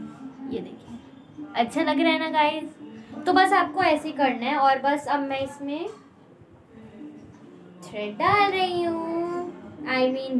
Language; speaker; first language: Hindi; native; Hindi